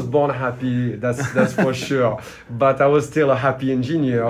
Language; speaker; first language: English; non-native, fluent; French